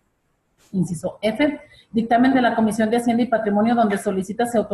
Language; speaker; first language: Spanish; native; Spanish